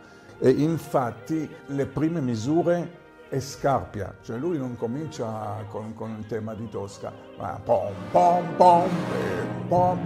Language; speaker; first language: Italian; non-native, fluent; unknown